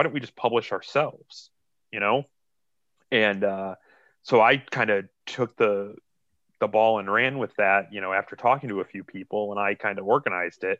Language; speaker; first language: English; native; English